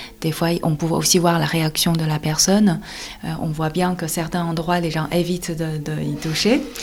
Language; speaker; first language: French; non-native, fluent; Chinese